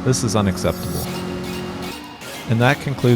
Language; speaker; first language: English; native; English